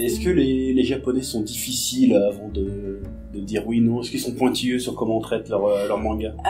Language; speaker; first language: French; native; French